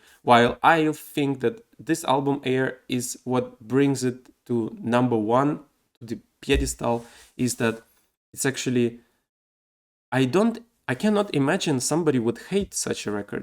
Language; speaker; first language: English; non-native, fluent; Russian